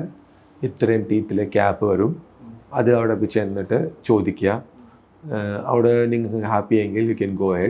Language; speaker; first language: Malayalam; non-native, local second language; Tamil